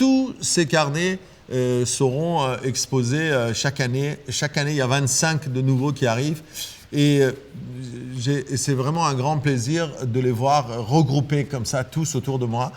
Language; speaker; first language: French; non-native, fluent; Persian